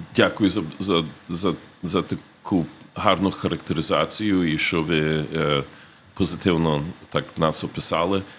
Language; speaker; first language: Ukrainian; early bilingual, heritage; Ukrainian